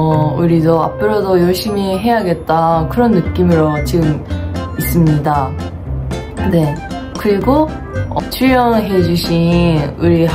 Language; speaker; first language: Korean; non-native, fluent; Japanese